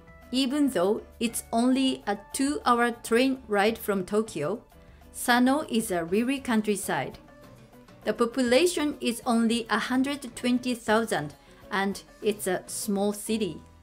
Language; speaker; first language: English; non-native, fluent; Japanese